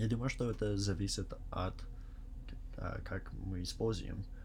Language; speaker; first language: Russian; non-native, learner; English